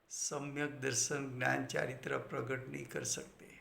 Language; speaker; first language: Hindi; non-native, local second language; Gujarati